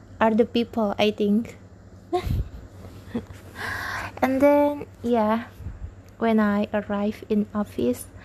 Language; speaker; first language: English; non-native, learner; Indonesian